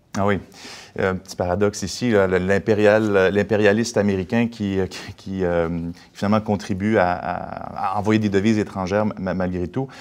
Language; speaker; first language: French; native; French